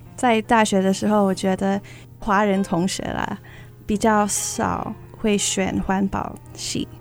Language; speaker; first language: Chinese; early bilingual, heritage; Chinese